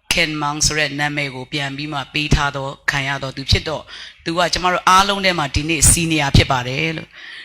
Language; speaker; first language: Burmese; non-native, local second language; Hakha Chin